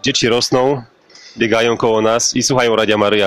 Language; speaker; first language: Polish; native; Polish